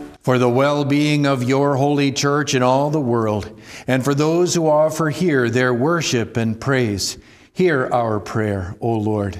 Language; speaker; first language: English; native; English